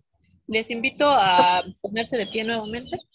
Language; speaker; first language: Spanish; native; Spanish